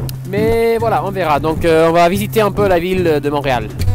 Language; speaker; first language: French; non-native, fluent; English